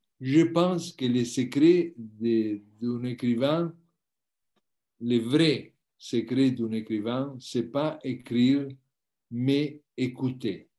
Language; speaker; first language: French; non-native, learner; Italian